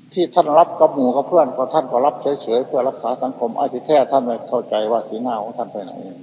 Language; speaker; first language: Thai; native; Thai